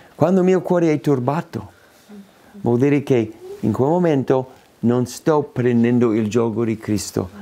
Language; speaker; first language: Italian; non-native, fluent; English